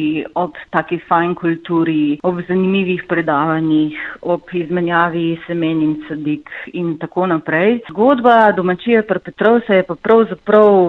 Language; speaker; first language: Slovenian; native; Slovenian